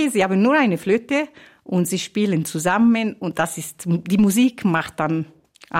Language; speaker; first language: German; non-native, learner; Italian